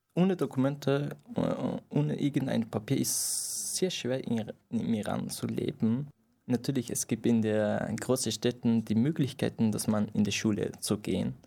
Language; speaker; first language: German; non-native, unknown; Persian